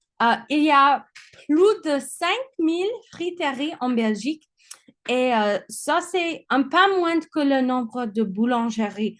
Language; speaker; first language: French; non-native, learner; English